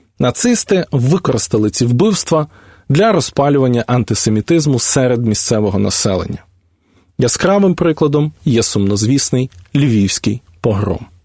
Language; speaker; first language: Ukrainian; native; Ukrainian